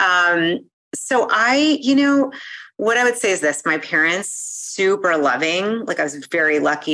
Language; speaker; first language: English; native; English